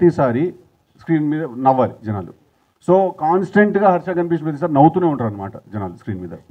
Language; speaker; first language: Telugu; native; Telugu